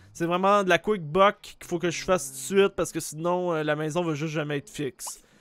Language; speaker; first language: French; native; French